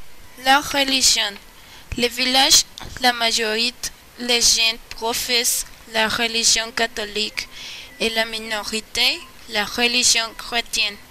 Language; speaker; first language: French; non-native, learner; Spanish